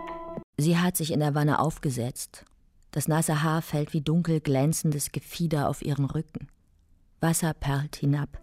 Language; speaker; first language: German; native; German